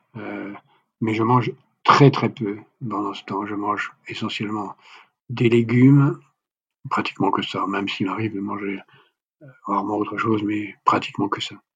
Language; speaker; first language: French; native; French